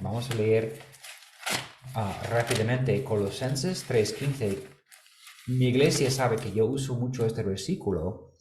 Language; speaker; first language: Spanish; non-native, fluent; English